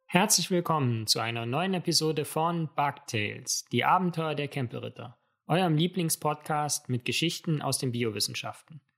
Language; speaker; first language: German; native; German